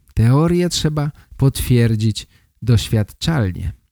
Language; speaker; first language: Polish; native; Polish